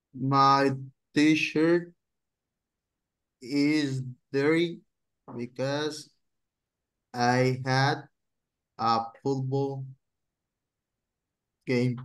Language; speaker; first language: English; non-native, learner; Spanish